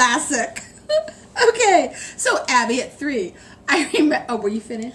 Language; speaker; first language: English; native; English